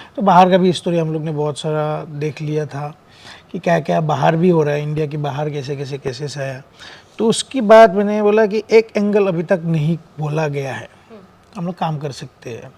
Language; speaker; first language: Hindi; non-native, local second language; Assamese